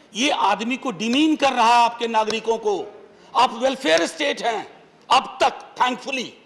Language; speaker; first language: Hindi; native; Hindi